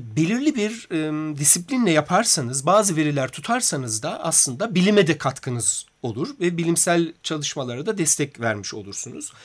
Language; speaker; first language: Turkish; native; Turkish